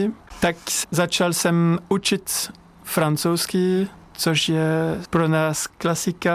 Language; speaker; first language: Czech; non-native, learner; French